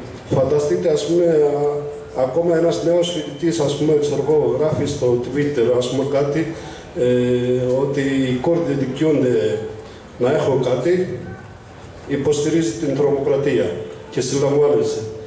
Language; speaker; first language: Greek; non-native, fluent; Arabic